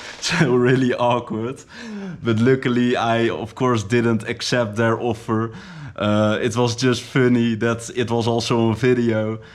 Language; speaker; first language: English; non-native, fluent; Dutch